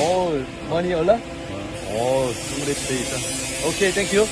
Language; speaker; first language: English; non-native, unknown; Korean